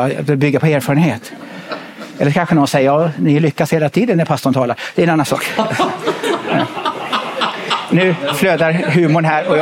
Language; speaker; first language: Swedish; native; Swedish